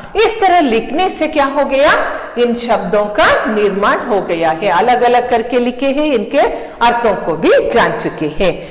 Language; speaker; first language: Hindi; non-native, local second language; Kannada